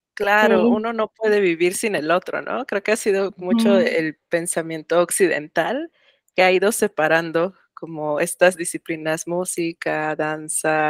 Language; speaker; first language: Spanish; native; Spanish